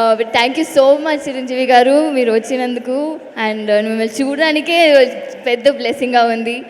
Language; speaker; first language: Telugu; non-native, learner; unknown